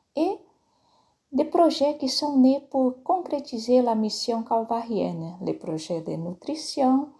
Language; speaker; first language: French; non-native, fluent; Portuguese